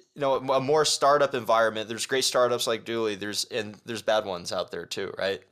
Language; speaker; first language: English; early bilingual, other home language; Chinese